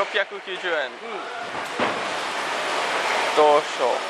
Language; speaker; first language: Japanese; non-native, fluent; English